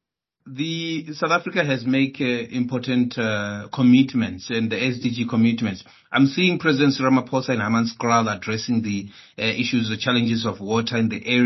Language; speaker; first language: English; non-native, local second language; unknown